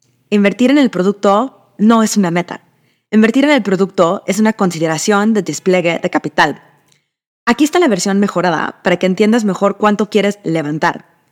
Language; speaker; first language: Spanish; native; Spanish